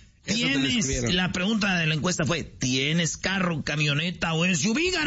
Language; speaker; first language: Spanish; native; Spanish